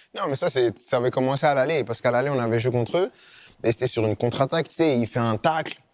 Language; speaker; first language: French; native; French